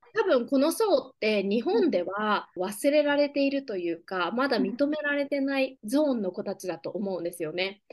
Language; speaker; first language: Japanese; native; Japanese